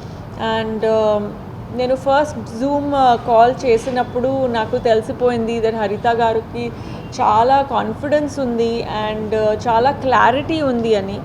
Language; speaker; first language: Telugu; non-native, fluent; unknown